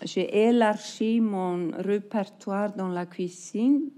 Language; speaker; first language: French; non-native, fluent; Icelandic